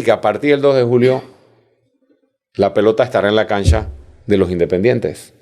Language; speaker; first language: Spanish; native; Spanish